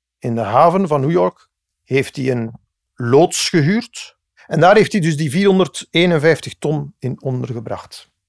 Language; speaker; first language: Dutch; early bilingual, other home language; English